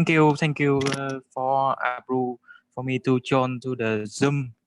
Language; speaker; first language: English; non-native, learner; Vietnamese